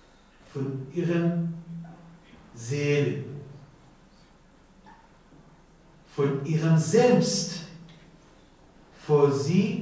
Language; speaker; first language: German; non-native, learner; Persian